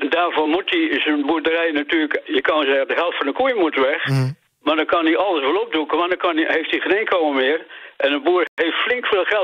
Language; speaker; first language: Dutch; native; Dutch